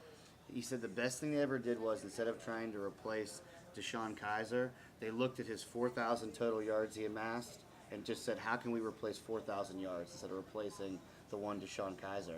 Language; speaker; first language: English; native; English